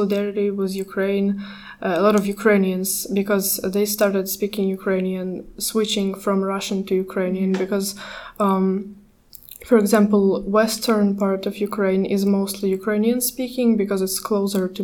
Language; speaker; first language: English; non-native, fluent; Ukrainian